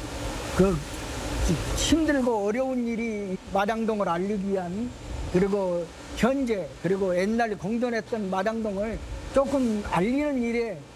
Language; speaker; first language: Korean; native; Korean